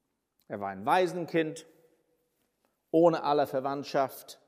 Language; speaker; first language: German; non-native, fluent; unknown